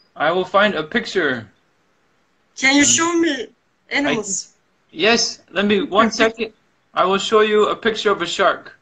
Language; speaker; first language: English; native; English